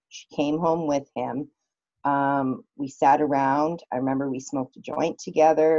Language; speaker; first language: English; native; English